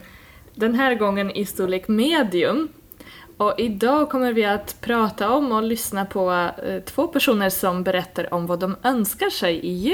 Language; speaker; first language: Swedish; native; Swedish